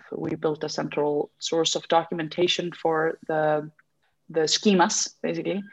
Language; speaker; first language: English; non-native, fluent; Icelandic